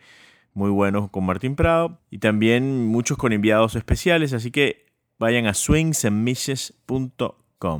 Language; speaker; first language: Spanish; native; Spanish